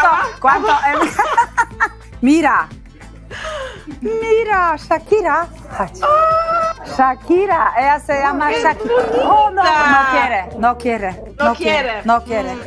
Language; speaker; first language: Spanish; non-native, learner; Polish